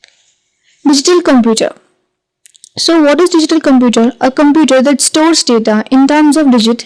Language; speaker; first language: English; non-native, local second language; Hindi